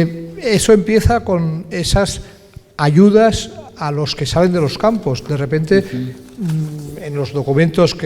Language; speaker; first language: Spanish; native; Spanish